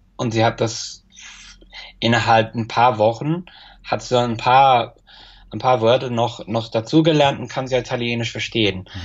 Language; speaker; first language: German; non-native, fluent; English